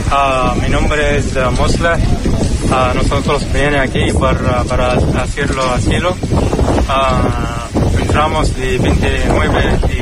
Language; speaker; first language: Spanish; non-native, learner; Arabic